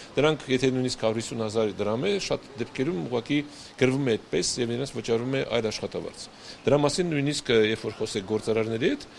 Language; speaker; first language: Armenian; native; Armenian